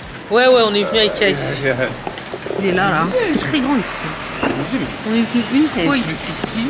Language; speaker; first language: French; native; French